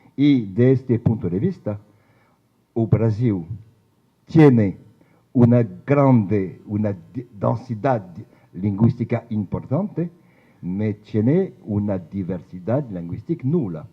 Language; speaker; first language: Spanish; non-native, fluent; French